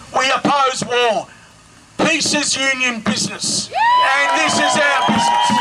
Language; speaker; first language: English; native; English